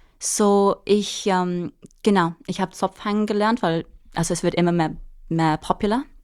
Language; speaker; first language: German; non-native, fluent; English